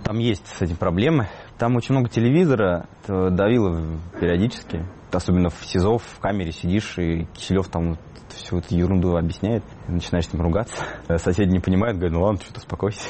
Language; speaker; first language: Russian; native; Russian